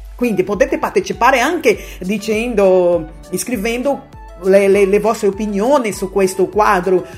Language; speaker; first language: Italian; non-native, fluent; Portuguese